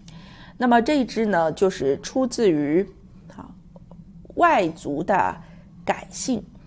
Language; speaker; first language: Chinese; native; Chinese